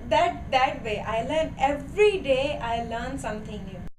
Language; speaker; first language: English; non-native, learner; Gujarati